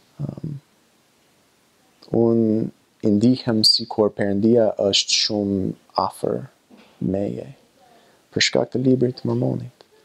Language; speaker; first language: Albanian; non-native, learner; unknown